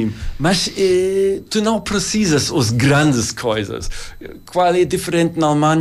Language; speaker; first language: Portuguese; non-native, learner; German